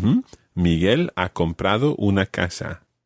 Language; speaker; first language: Spanish; non-native, fluent; English